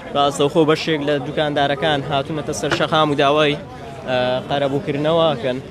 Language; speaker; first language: Central Kurdish; native; Central Kurdish